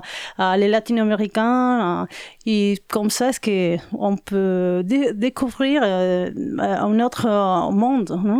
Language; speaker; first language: French; non-native, learner; Spanish